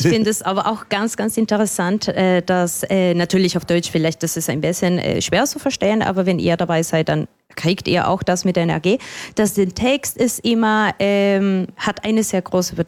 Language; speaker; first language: German; non-native, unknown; Spanish